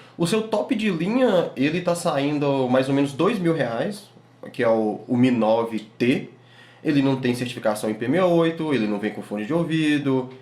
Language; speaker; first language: Portuguese; native; Portuguese